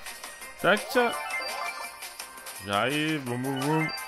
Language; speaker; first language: French; native; French